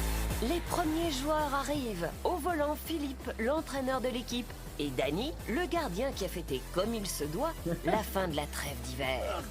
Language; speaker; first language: French; native; French